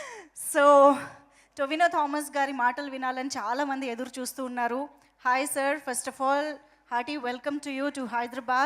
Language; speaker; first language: Telugu; native; Telugu